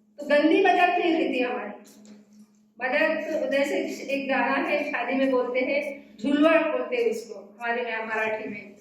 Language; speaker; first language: Hindi; non-native, local second language; Gondi